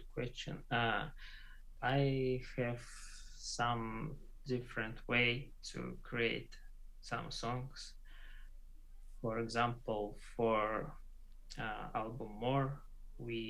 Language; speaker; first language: English; non-native, learner; Russian